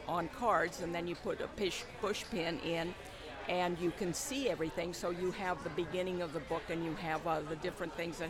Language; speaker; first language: English; non-native, fluent; Spanish